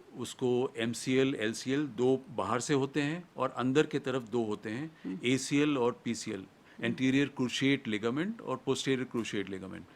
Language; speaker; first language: Hindi; native; Hindi